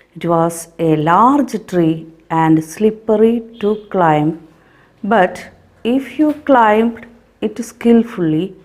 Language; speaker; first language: English; non-native, local second language; Malayalam